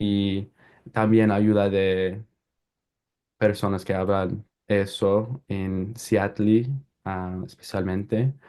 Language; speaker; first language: Spanish; non-native, learner; English